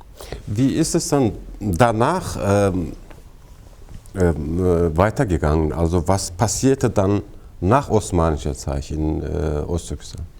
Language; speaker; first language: German; non-native, fluent; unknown